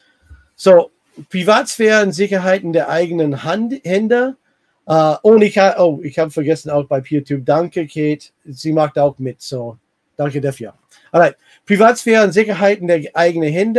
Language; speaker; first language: German; non-native, learner; English